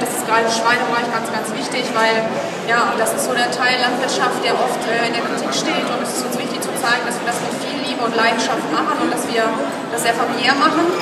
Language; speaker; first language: German; native; German